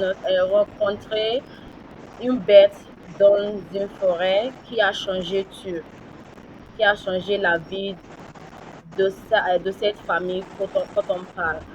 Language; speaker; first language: French; non-native, learner; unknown